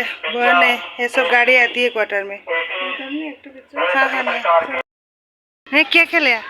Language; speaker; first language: Hindi; non-native, local second language; Bangla